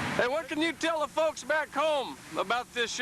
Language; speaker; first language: English; native; English